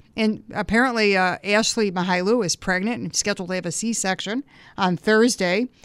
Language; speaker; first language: English; early bilingual, other home language; Italian